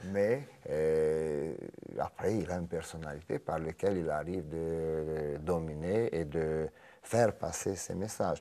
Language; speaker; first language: French; non-native, fluent; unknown